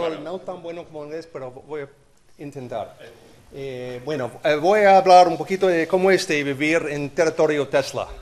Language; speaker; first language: Spanish; non-native, learner; English